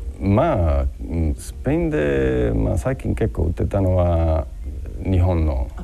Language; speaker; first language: Japanese; non-native, fluent; Spanish